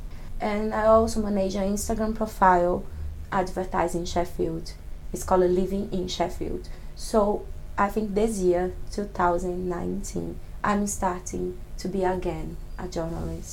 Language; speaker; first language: English; non-native, fluent; Portuguese